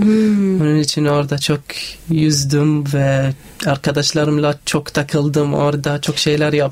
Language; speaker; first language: Turkish; non-native, learner; Arabic